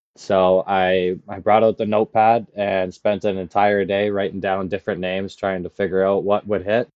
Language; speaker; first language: English; native; English